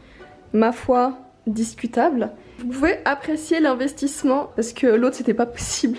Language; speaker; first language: French; native; French